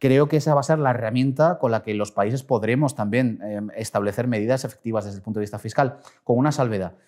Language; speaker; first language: Spanish; native; Spanish